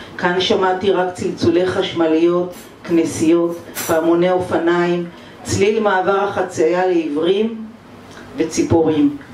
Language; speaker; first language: Hebrew; native; Hebrew